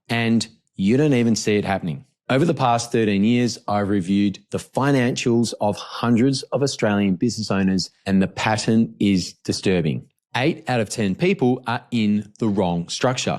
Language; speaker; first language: English; native; English